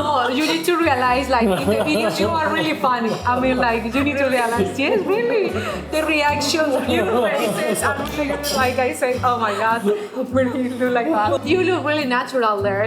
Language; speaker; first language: English; non-native, fluent; Spanish